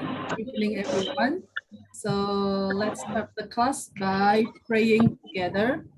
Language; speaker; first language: English; non-native, fluent; Indonesian